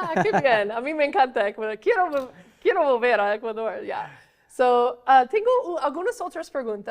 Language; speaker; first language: Spanish; non-native, fluent; English